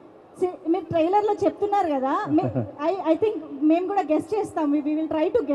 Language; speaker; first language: Telugu; native; Telugu